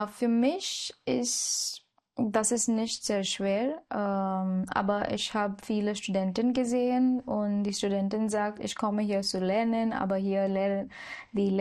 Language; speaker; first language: German; non-native, learner; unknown